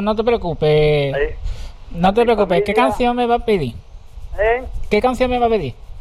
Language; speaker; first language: Spanish; native; Spanish